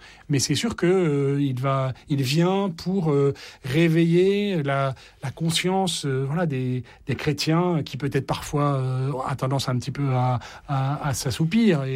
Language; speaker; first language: French; native; French